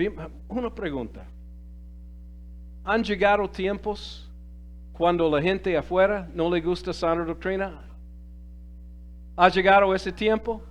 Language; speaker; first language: Spanish; non-native, fluent; English